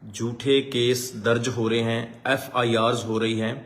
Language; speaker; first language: Hindi; non-native, local second language; Punjabi